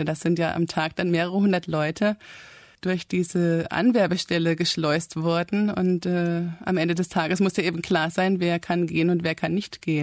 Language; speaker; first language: German; native; German